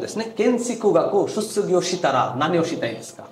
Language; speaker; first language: Japanese; non-native, fluent; Bangla